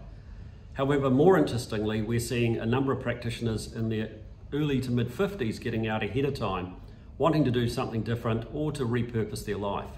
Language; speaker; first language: English; native; English